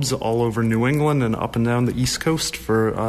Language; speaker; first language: English; native; English